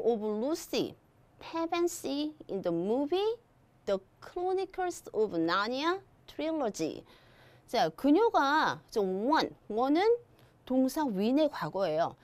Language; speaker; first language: Korean; native; Korean